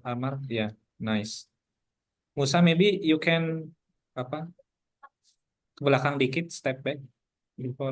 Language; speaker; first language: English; non-native, fluent; Indonesian